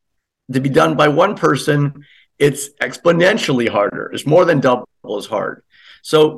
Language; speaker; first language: English; native; English